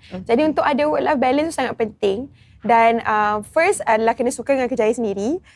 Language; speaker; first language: Malay; native; Malay